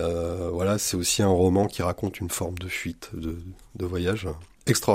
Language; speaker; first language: French; native; French